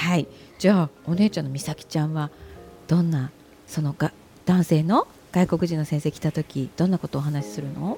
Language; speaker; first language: Japanese; native; Japanese